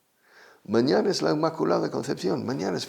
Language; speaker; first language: Spanish; non-native, fluent; English